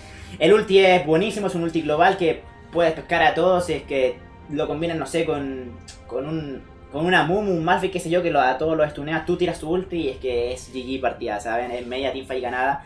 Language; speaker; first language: Spanish; native; Spanish